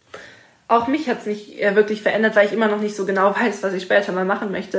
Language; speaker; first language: German; native; German